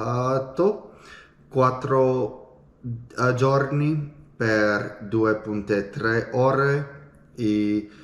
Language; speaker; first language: Italian; non-native, learner; English